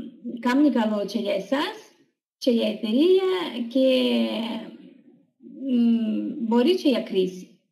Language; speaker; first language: Greek; non-native, learner; Russian